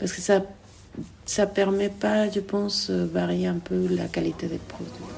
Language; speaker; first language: French; non-native, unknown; Spanish